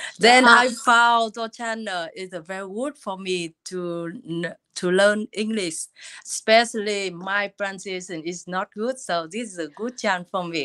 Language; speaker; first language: English; non-native, learner; Vietnamese